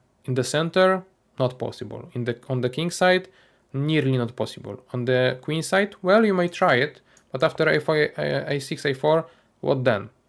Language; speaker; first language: English; non-native, fluent; Polish